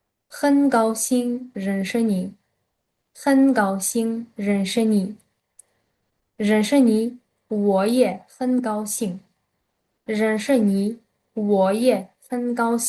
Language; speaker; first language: Chinese; non-native, fluent; Uzbek